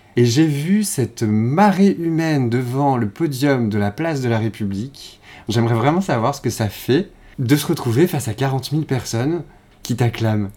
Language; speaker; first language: French; native; French